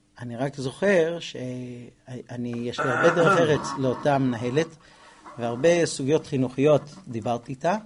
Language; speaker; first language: Hebrew; non-native, fluent; English